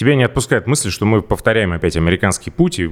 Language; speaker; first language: Russian; native; Russian